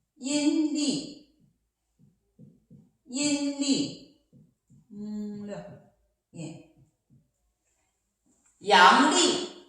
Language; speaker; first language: Korean; non-native, fluent; Chinese